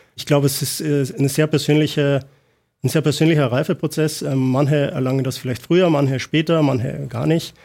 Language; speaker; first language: German; native; German